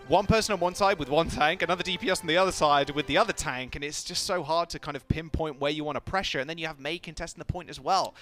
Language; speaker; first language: English; native; English